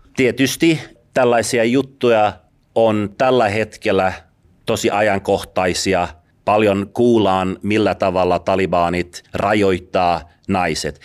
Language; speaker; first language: Finnish; early bilingual, other home language; Persian